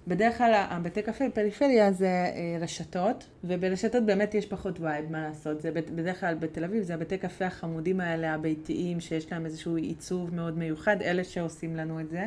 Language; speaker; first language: Hebrew; non-native, fluent; Hungarian